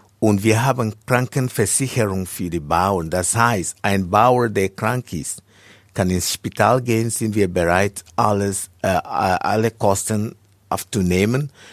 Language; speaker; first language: German; non-native, fluent; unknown